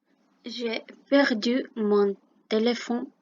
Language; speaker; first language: French; non-native, fluent; Armenian